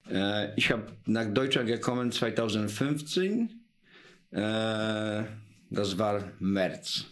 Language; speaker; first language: German; non-native, learner; Polish